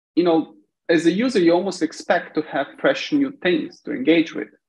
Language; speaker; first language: English; non-native, fluent; Bulgarian